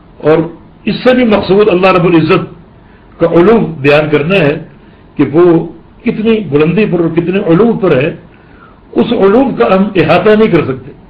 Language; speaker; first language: Urdu; native; Urdu